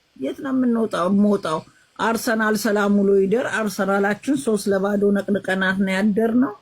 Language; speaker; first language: Amharic; native; Amharic